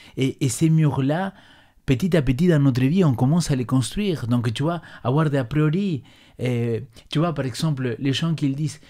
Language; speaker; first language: French; non-native, fluent; Spanish